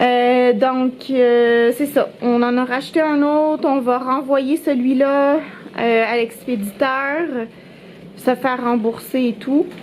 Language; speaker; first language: French; native; French